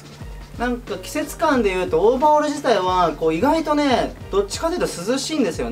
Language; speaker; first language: Japanese; native; Japanese